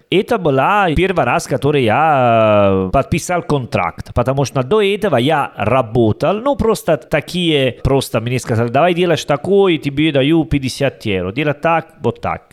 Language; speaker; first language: Russian; non-native, learner; Italian